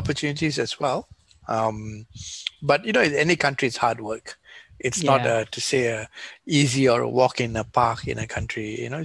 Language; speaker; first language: English; non-native, local second language; Tamil